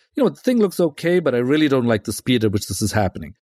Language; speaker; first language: English; native; English